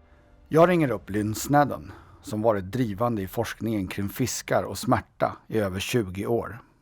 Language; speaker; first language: Swedish; native; Swedish